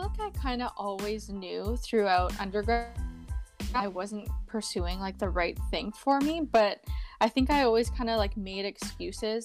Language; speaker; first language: English; native; English